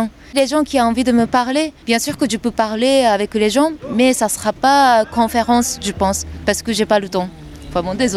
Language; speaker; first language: French; non-native, fluent; Japanese